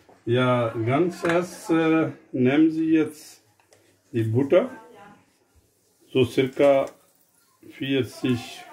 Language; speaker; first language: German; non-native, fluent; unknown